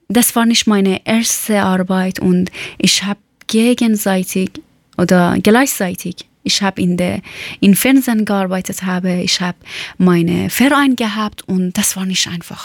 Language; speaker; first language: German; non-native, learner; Persian